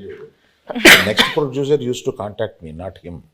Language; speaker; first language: Telugu; native; Telugu